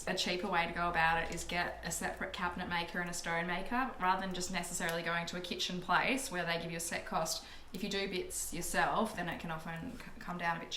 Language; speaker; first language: English; native; English